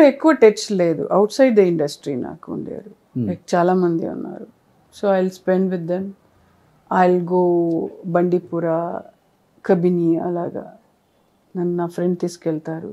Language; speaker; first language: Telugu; non-native, local second language; Kannada